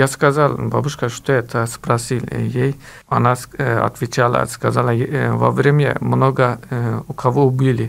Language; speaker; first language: Russian; non-native, learner; Turkish